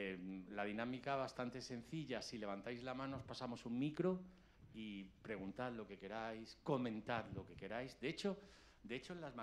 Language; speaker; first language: Spanish; native; Spanish